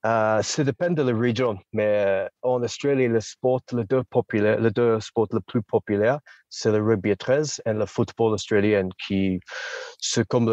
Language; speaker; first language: French; non-native, fluent; English